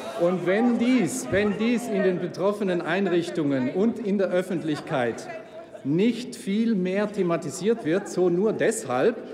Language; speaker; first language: German; native; German